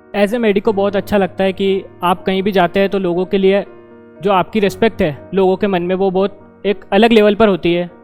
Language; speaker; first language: Hindi; native; Hindi